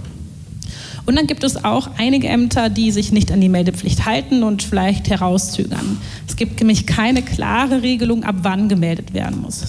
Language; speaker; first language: German; native; German